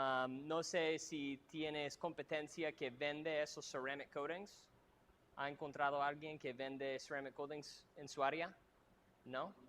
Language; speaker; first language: Spanish; non-native, fluent; English